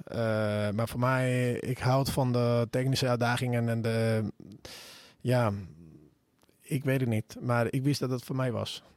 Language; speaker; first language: Dutch; non-native, fluent; Spanish